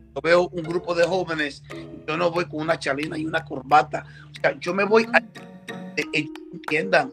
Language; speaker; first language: Spanish; early bilingual, heritage; Spanish